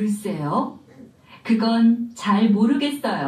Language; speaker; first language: Korean; non-native, learner; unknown